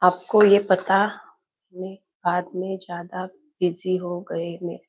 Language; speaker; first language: Hindi; non-native, local second language; Marathi